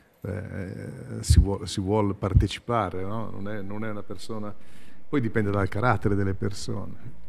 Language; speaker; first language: Italian; native; Italian